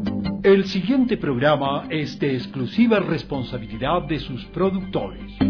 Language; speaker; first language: Spanish; native; Spanish